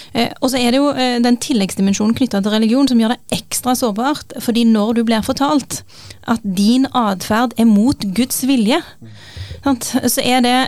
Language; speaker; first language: Norwegian; early bilingual, other home language; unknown